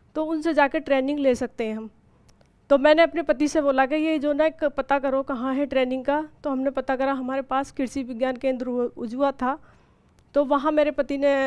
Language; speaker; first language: Hindi; native; Hindi